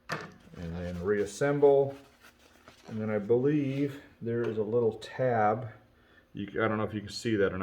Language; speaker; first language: English; native; English